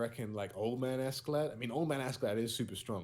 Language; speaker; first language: English; native; English